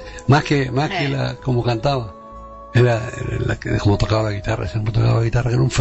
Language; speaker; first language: Spanish; native; Spanish